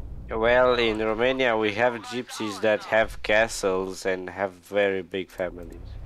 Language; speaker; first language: English; non-native, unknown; Romanian